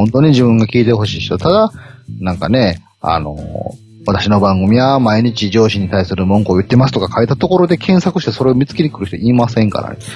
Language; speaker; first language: Japanese; native; Japanese